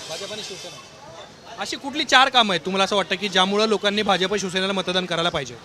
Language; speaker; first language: Marathi; native; Marathi